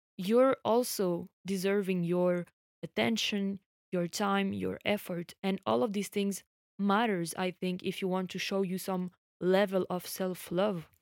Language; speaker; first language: English; non-native, fluent; French